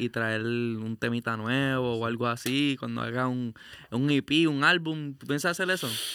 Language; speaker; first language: Spanish; early bilingual, heritage; Spanish